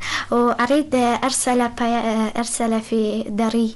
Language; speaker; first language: Arabic; non-native, learner; Persian